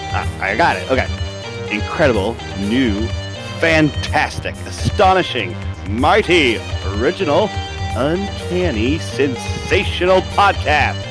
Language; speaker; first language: English; native; English